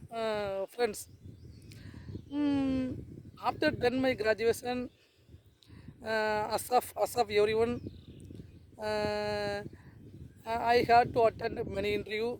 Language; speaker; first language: English; non-native, learner; Tamil